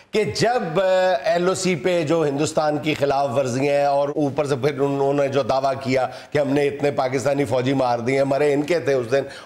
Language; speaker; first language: Urdu; non-native, local second language; Punjabi